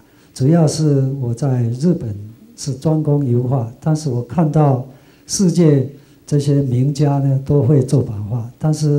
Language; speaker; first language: Chinese; non-native, local second language; Min Nan Chinese